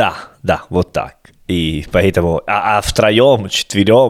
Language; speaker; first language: Russian; non-native, learner; Italian